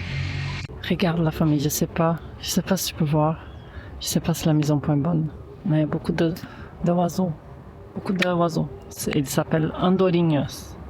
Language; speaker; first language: French; non-native, fluent; Portuguese